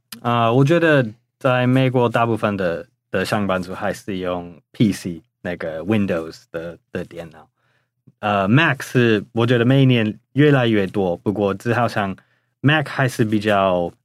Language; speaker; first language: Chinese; non-native, fluent; English